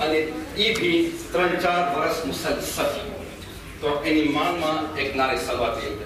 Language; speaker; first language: Gujarati; early bilingual, heritage; Gujarati